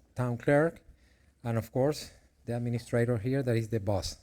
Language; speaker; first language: English; non-native, fluent; Spanish